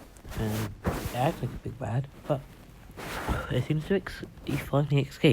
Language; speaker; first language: English; native; English